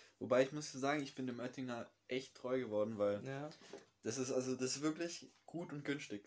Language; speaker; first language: German; native; German